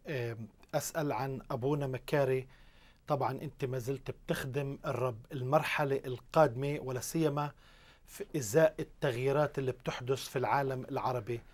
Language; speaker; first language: Arabic; native; Arabic